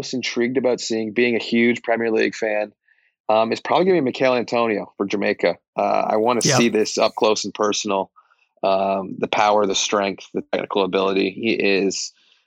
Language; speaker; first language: English; native; English